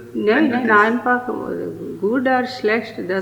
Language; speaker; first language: German; non-native, learner; Telugu